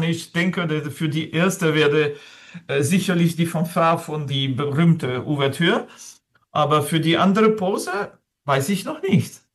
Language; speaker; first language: German; non-native, fluent; French